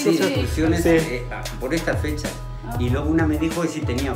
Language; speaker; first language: Spanish; native; Spanish